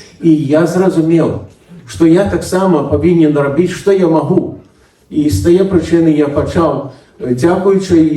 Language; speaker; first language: Belarusian; early bilingual, heritage; Belarusian